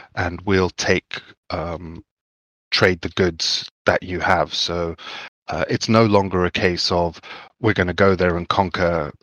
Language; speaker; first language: English; native; English